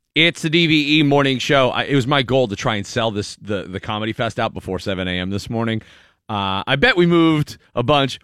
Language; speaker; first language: English; native; English